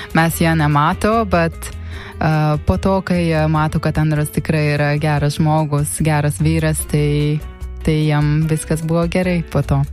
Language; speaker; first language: Lithuanian; non-native, learner; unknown